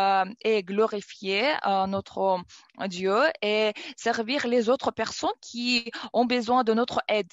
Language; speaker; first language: French; non-native, learner; Russian